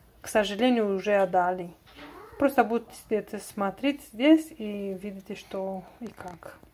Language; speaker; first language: Russian; non-native, learner; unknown